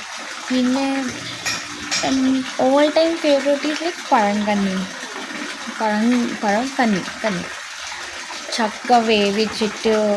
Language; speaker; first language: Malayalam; non-native, local second language; Telugu